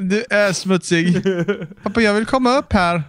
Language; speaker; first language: Swedish; native; Swedish